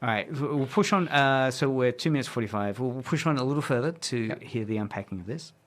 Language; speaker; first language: English; native; English